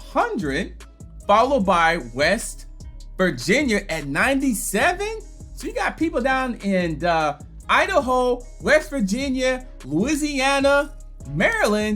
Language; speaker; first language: English; native; English